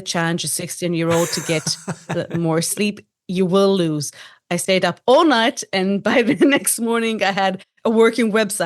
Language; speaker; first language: English; non-native, fluent; Hebrew